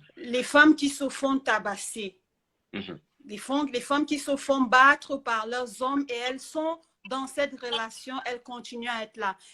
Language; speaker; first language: French; native; French